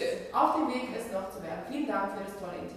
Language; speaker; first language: German; non-native, fluent; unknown